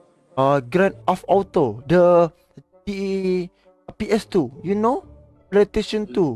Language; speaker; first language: English; non-native, learner; Malay